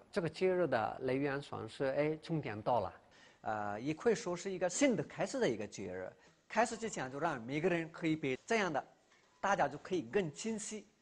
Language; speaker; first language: Chinese; non-native, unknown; Hindi